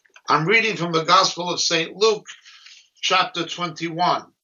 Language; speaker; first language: English; native; English